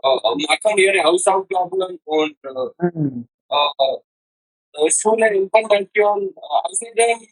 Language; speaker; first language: German; non-native, learner; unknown